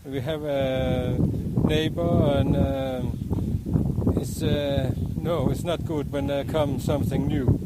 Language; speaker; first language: English; non-native, learner; Danish